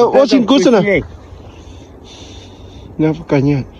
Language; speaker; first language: Russian; non-native, learner; Lao